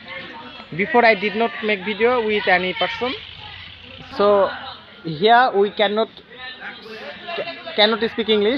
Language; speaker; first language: English; non-native, learner; Bangla